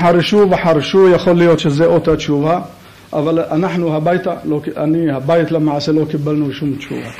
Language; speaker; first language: Hebrew; early bilingual, other home language; Arabic